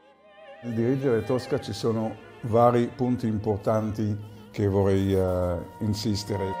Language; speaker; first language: Italian; non-native, fluent; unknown